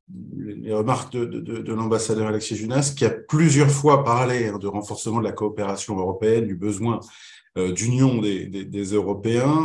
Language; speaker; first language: French; native; French